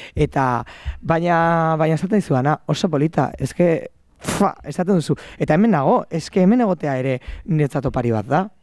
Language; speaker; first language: Basque; native; Basque